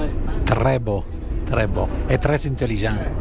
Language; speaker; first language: French; non-native, learner; Italian